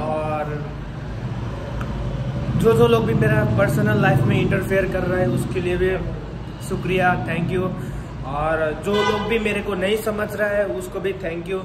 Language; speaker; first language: Hindi; non-native, local second language; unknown